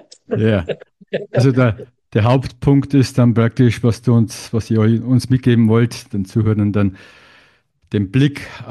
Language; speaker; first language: German; native; German